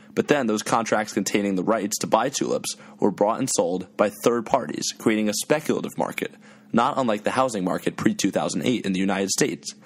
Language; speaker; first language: English; native; English